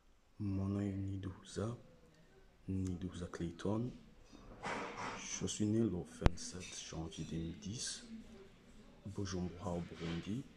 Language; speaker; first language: French; non-native, learner; Rundi